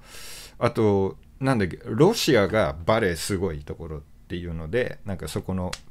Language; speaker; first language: Japanese; native; Japanese